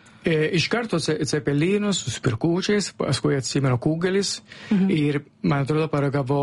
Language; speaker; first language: Lithuanian; non-native, learner; Italian